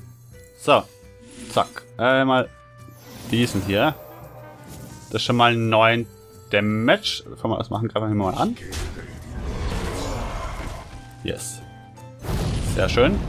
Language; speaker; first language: German; native; German